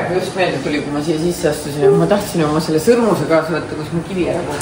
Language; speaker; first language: Estonian; native; Estonian